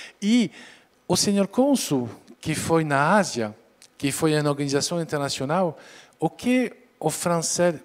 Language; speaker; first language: Portuguese; non-native, fluent; French